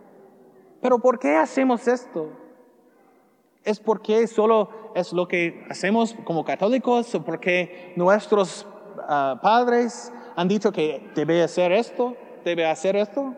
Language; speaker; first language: Spanish; non-native, learner; English